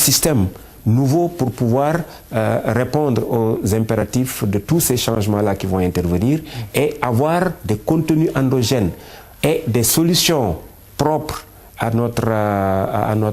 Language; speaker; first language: French; non-native, local second language; Wolof